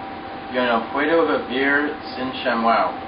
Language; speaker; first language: Spanish; non-native, learner; English